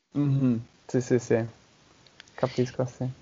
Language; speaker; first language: Italian; non-native, learner; English